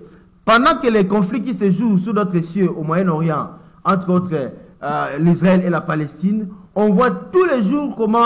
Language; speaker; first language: French; non-native, local second language; Lingala